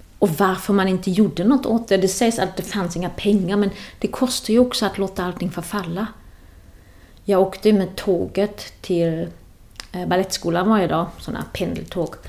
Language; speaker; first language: Swedish; non-native, fluent; German